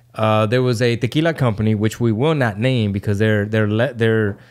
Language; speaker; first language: English; early bilingual, other home language; Spanish